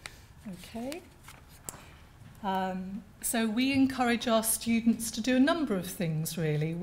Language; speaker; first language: English; native; English